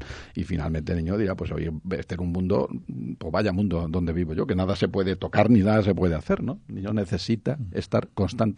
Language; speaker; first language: Spanish; native; Spanish